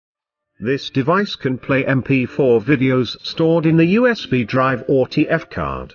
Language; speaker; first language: English; non-native, fluent; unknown